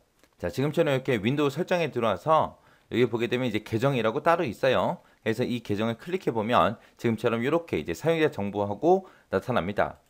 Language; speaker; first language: Korean; native; Korean